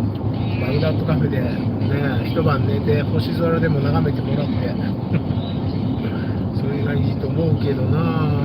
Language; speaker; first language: Japanese; native; Japanese